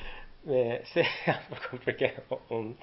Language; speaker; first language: French; non-native, learner; Japanese